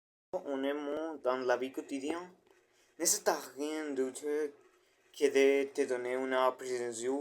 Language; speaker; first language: French; non-native, learner; Spanish